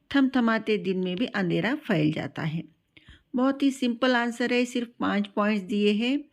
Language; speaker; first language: Hindi; non-native, local second language; Telugu